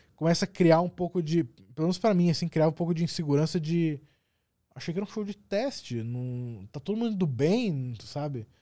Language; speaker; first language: Portuguese; native; Portuguese